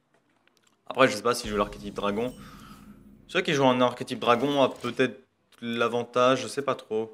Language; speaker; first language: French; native; French